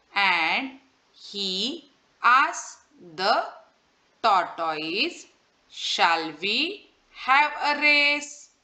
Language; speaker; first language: English; non-native, local second language; Marathi